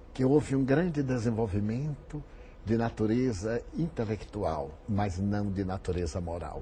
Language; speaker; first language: Portuguese; native; Portuguese